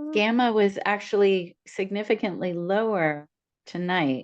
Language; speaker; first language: English; native; English